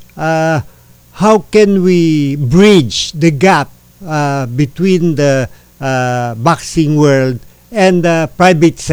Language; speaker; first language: English; non-native, local second language; Filipino